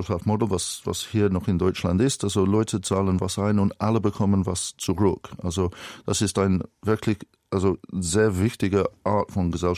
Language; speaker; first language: German; non-native, fluent; English